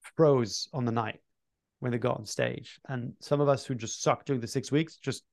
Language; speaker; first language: English; early bilingual, other home language; French